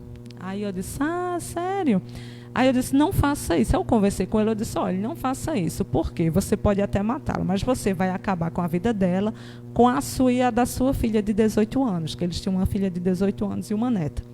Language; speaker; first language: Portuguese; native; Portuguese